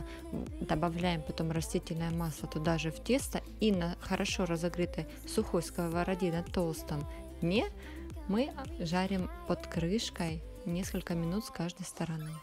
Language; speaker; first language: Russian; native; Russian